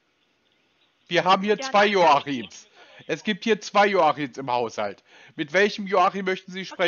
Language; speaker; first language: German; native; German